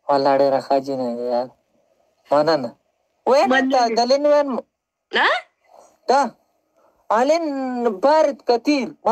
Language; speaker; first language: Arabic; non-native, learner; Pashto